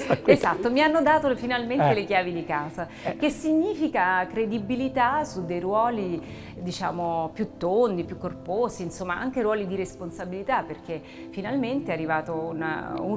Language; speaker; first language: Italian; native; Italian